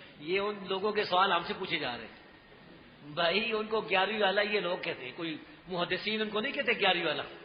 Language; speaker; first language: Urdu; non-native, local second language; Pashto